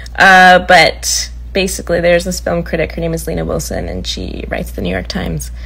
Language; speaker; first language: English; native; English